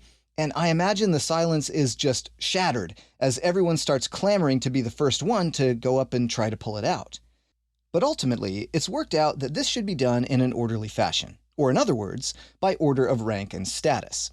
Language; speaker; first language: English; native; English